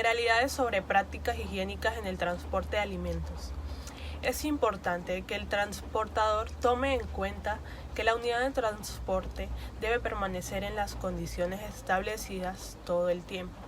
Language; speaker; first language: Spanish; native; Spanish